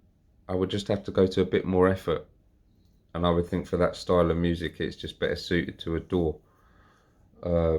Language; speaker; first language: English; native; English